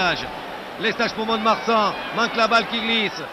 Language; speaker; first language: French; native; French